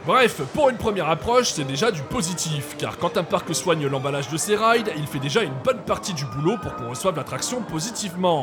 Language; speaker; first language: French; native; French